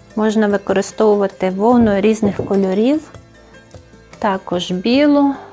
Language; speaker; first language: Ukrainian; native; Ukrainian